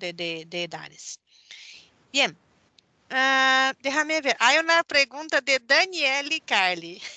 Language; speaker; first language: Spanish; non-native, fluent; Portuguese